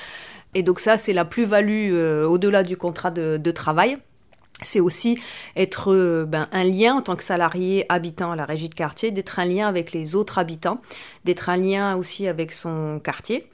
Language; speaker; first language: French; native; French